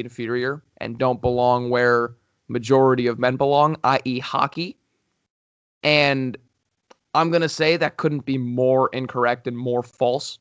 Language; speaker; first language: English; native; English